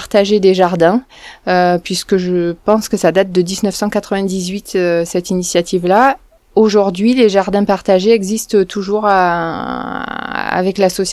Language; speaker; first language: French; native; French